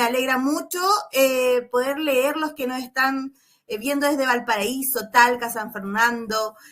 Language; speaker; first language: Spanish; native; Spanish